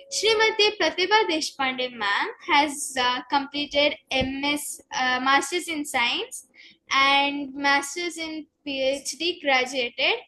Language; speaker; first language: English; non-native, local second language; Kannada